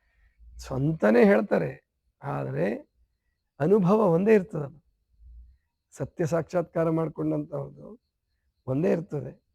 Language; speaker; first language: Kannada; native; Kannada